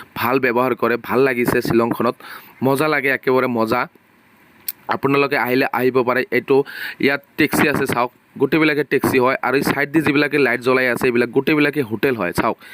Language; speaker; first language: Assamese; non-native, local second language; Bangla